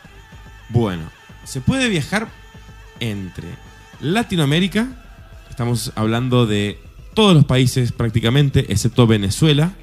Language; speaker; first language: Spanish; native; Spanish